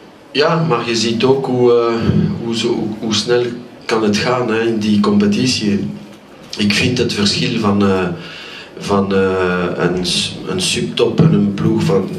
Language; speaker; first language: Dutch; non-native, local second language; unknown